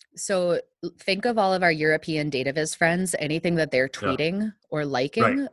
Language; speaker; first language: English; native; English